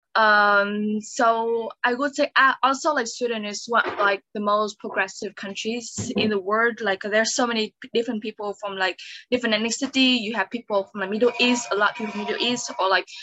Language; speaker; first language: English; non-native, fluent; Vietnamese